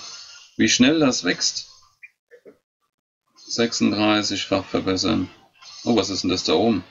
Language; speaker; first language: German; native; German